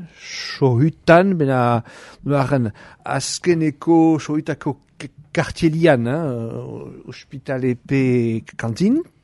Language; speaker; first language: Basque; native; Basque